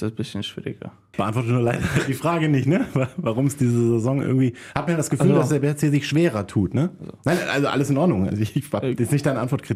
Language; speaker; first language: German; native; German